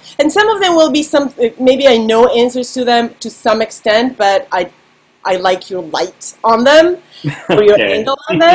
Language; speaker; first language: English; non-native, fluent; Serbian